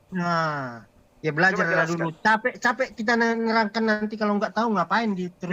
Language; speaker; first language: Indonesian; native; Indonesian